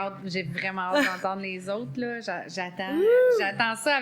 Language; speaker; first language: French; native; French